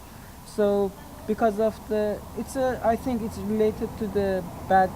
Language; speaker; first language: English; non-native, learner; Persian